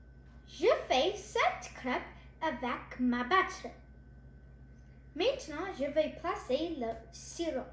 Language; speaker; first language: French; non-native, learner; Tamil